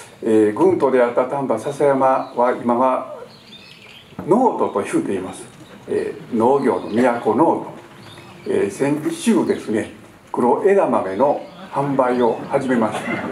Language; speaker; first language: Japanese; native; Japanese